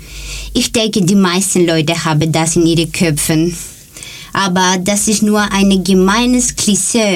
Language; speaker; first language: German; non-native, learner; Greek